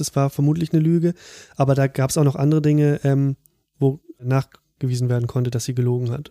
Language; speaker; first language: German; native; German